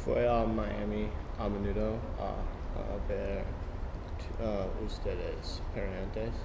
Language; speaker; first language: Spanish; non-native, learner; English